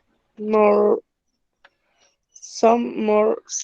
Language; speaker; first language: English; non-native, learner; Spanish